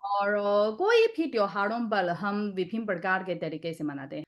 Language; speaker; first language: Hindi; non-native, fluent; Chinese